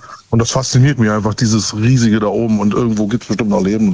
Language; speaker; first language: German; native; German